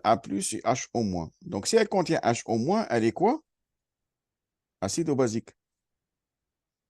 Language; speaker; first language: French; non-native, fluent; Arabic